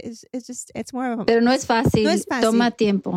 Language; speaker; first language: Spanish; early bilingual, heritage; Spanish